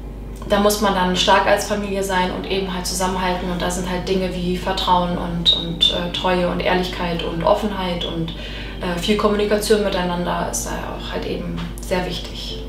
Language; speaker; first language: German; native; German